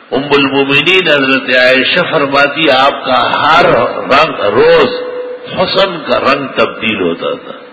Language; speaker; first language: Urdu; non-native, local second language; Pashto